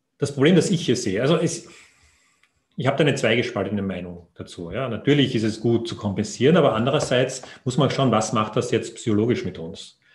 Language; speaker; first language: German; native; German